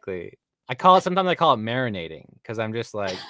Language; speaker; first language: English; native; English